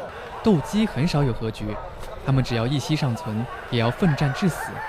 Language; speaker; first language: Chinese; native; Chinese